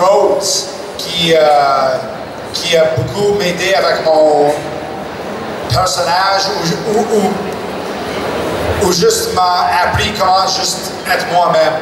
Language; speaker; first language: French; non-native, local second language; English